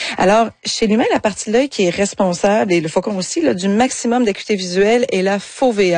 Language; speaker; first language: French; native; French